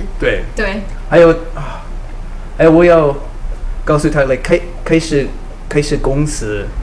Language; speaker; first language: Chinese; non-native, learner; English